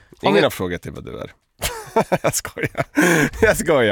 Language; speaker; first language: Swedish; native; Swedish